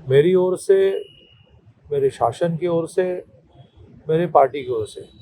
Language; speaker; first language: Hindi; non-native, local second language; Marathi